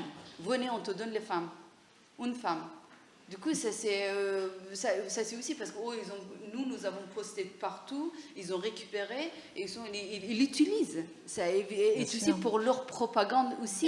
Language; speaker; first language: French; non-native, learner; Persian